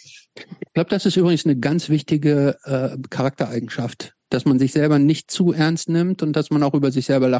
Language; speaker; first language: German; native; German